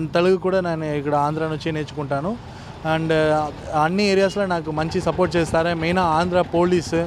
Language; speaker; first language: Telugu; non-native, learner; Tamil